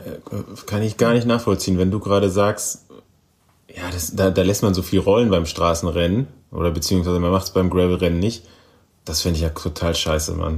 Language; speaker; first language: German; native; German